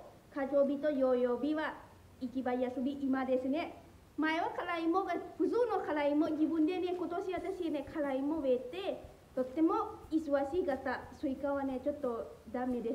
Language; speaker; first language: Japanese; non-native, learner; Lao